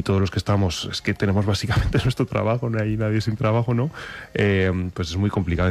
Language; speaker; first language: Spanish; native; Spanish